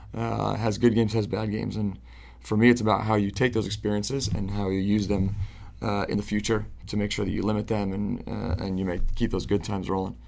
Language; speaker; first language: English; native; English